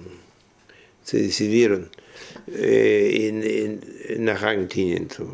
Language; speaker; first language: German; early bilingual, heritage; German